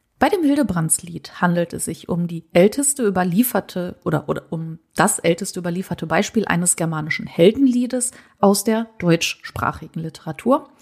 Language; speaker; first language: German; native; German